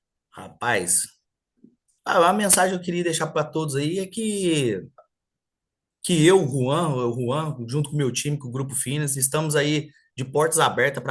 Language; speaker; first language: Portuguese; native; Portuguese